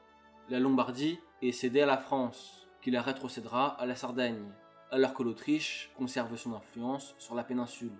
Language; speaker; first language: French; native; French